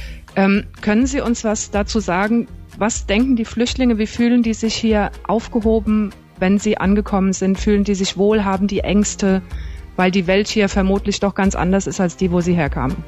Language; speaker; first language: German; native; German